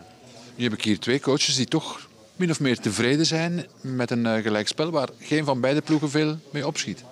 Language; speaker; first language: Dutch; native; Dutch